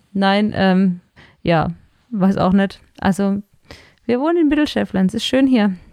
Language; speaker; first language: German; native; German